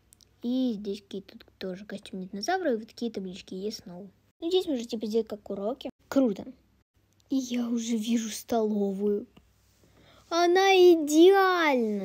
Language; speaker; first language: Russian; native; Russian